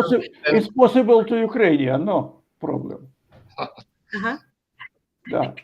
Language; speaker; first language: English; non-native, learner; Ukrainian